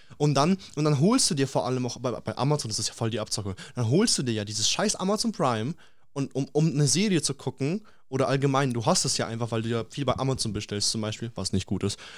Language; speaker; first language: German; early bilingual, other home language; Russian